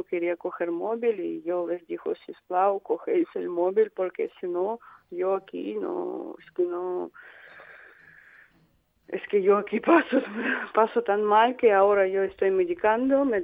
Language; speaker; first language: Spanish; non-native, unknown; Russian